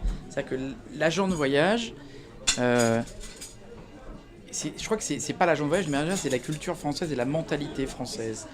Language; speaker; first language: French; native; French